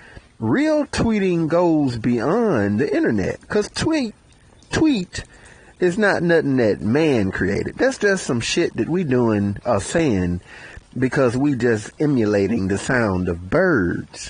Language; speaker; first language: English; native; English